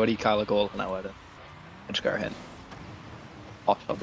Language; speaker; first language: Welsh; non-native, local second language; English